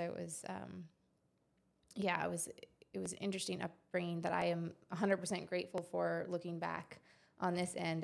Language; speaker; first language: English; native; English